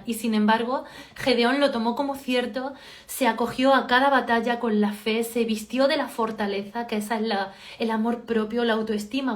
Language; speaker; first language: Spanish; native; Spanish